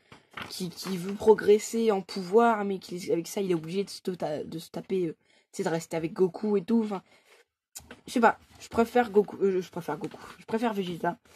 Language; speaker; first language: French; native; French